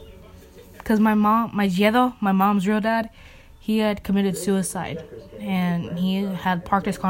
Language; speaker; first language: English; native; English